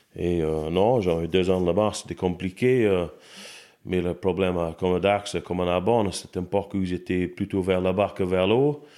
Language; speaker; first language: French; non-native, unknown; English